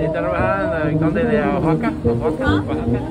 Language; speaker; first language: Spanish; non-native, learner; English